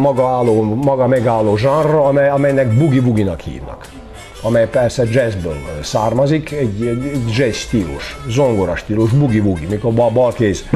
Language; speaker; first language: Hungarian; non-native, local second language; Serbian